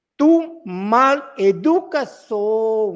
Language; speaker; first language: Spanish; non-native, local second language; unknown